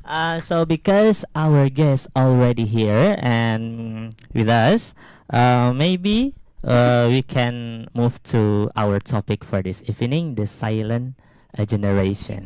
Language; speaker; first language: English; non-native, learner; Indonesian